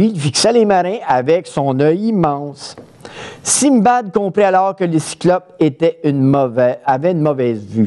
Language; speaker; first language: French; native; French